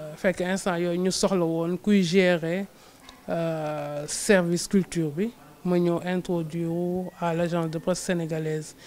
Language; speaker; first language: Wolof; non-native, local second language; Serer